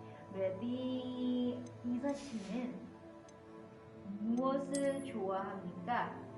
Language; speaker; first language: Korean; non-native, fluent; Indonesian